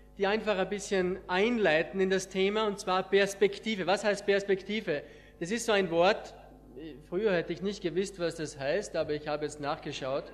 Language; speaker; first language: German; native; German